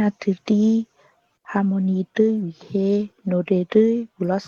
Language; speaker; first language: Korean; non-native, learner; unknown